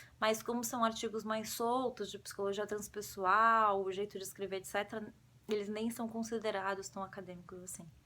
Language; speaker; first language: Portuguese; native; Portuguese